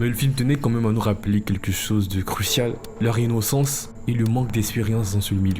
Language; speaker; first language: French; native; French